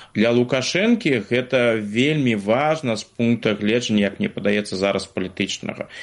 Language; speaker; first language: Belarusian; non-native, local second language; Russian